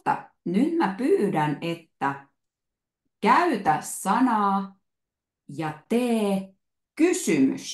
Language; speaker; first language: Finnish; native; Finnish